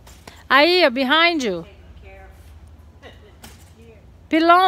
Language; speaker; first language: Portuguese; native; Portuguese